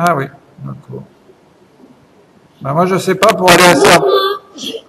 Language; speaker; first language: French; native; French